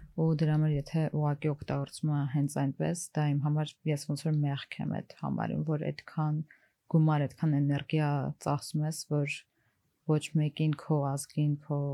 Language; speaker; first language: Armenian; early bilingual, heritage; Armenian